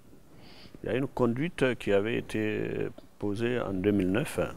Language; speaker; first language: French; non-native, local second language; Susu